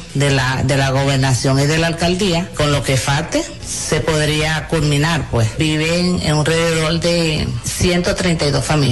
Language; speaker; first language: Spanish; native; Spanish